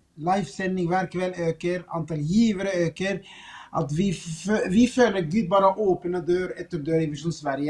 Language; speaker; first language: Swedish; non-native, fluent; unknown